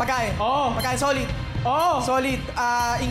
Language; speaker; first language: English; non-native, local second language; Filipino